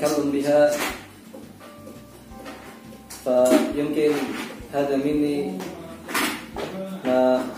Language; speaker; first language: Arabic; non-native, fluent; Indonesian